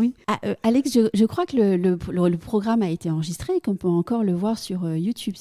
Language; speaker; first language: French; native; French